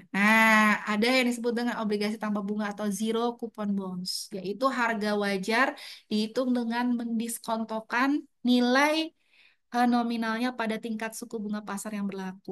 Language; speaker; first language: Indonesian; native; Indonesian